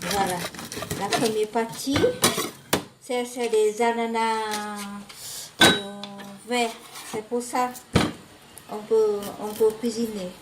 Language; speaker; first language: French; non-native, learner; Vietnamese